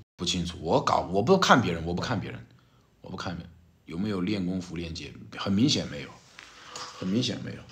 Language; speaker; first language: Chinese; native; Chinese